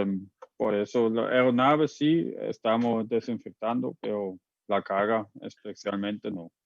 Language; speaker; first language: Spanish; non-native, fluent; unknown